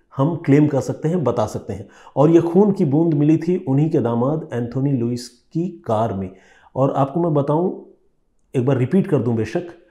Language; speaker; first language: Hindi; non-native, local second language; Bangla